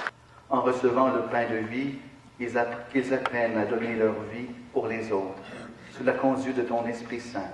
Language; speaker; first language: French; native; French